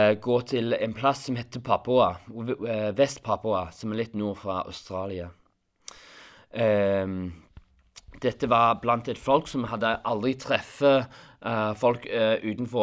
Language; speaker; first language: Norwegian; non-native, fluent; English